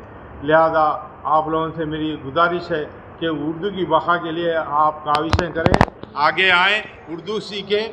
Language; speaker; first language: Urdu; native; Urdu